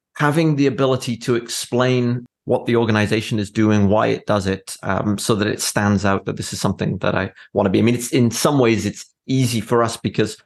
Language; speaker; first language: English; native; English